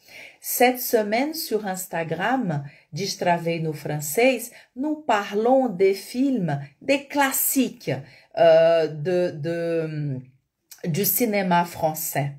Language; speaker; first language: French; non-native, fluent; Portuguese